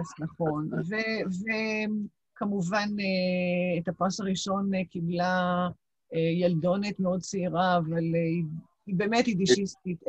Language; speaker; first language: Hebrew; non-native, local second language; Yiddish